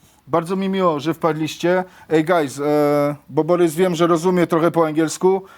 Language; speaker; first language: Polish; native; Polish